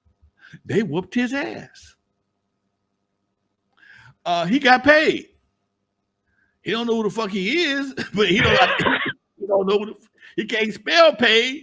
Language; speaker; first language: English; native; English